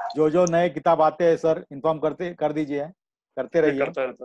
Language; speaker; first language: Hindi; non-native, local second language; Marathi